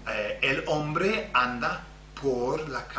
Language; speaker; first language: Spanish; non-native, fluent; English